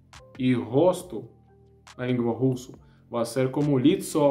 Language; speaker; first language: Portuguese; non-native, learner; Russian